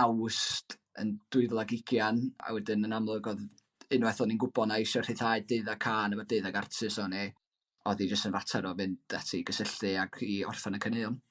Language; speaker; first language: Welsh; native; Welsh